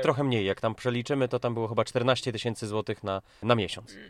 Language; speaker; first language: Polish; native; Polish